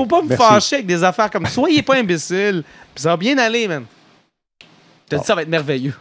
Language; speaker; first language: French; native; French